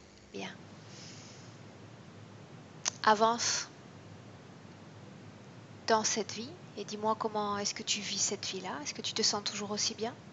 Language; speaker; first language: French; native; French